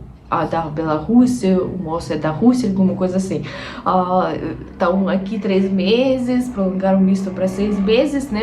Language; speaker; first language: Portuguese; non-native, fluent; Russian